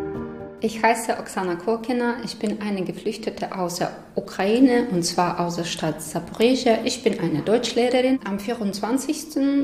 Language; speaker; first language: German; non-native, fluent; Ukrainian